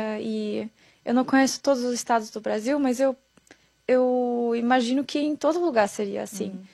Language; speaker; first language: Portuguese; non-native, fluent; German